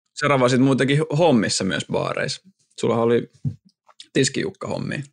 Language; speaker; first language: Finnish; native; Finnish